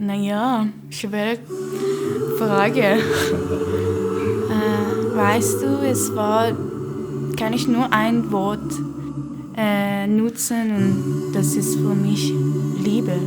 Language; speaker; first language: German; non-native, learner; Persian